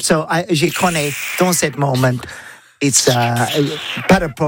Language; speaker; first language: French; non-native, learner; English